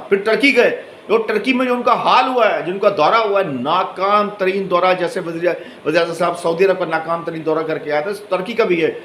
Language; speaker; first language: Urdu; native; Urdu